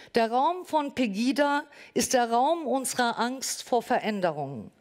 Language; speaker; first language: German; native; German